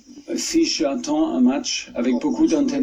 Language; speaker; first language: French; non-native, fluent; German